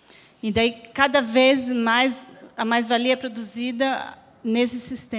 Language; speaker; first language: Portuguese; native; Portuguese